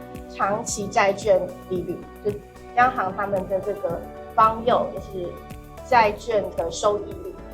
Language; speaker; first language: Chinese; native; Chinese